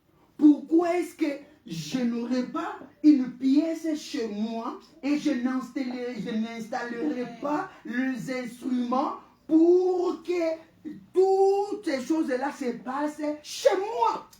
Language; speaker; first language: French; non-native, local second language; Lingala